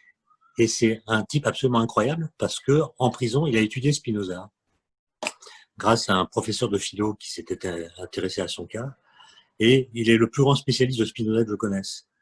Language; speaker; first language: French; native; French